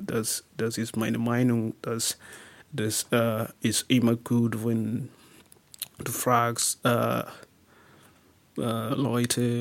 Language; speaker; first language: German; non-native, learner; English